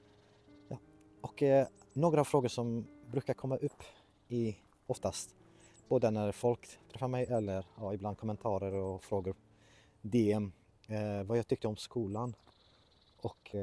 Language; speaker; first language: Swedish; non-native, fluent; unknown